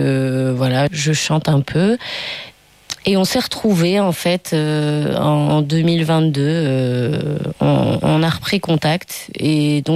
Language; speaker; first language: French; native; French